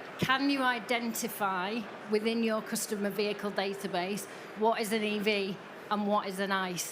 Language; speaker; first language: English; native; English